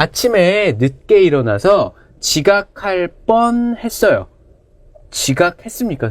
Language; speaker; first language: Korean; native; Korean